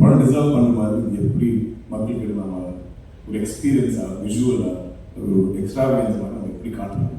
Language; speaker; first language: Tamil; non-native, fluent; Malayalam